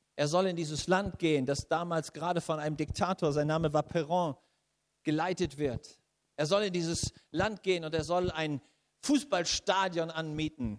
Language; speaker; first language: German; native; German